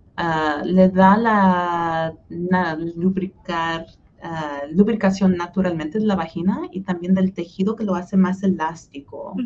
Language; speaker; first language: Spanish; early bilingual, heritage; Spanish